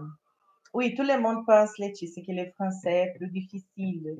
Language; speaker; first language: French; non-native, fluent; Portuguese